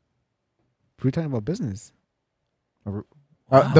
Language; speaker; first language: English; early bilingual, other home language; Spanish